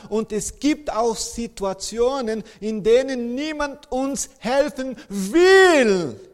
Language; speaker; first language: German; non-native, fluent; Portuguese